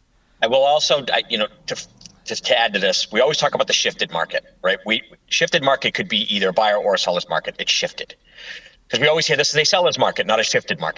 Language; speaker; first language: English; native; English